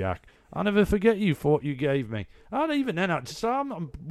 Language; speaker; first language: English; native; English